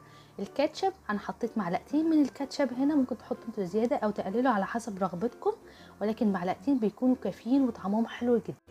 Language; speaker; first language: Arabic; native; Arabic